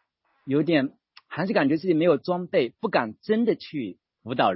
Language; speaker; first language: Chinese; native; Chinese